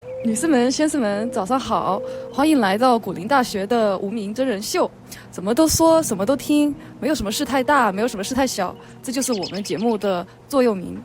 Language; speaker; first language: Chinese; non-native, learner; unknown